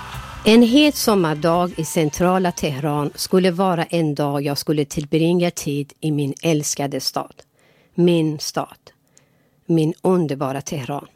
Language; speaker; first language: Swedish; non-native, fluent; Persian